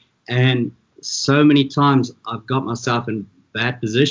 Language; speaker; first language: English; native; English